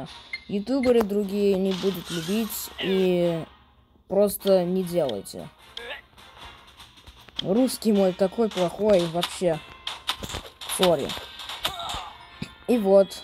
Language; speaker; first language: Russian; early bilingual, heritage; English